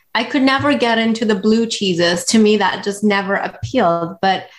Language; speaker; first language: English; early bilingual, other home language; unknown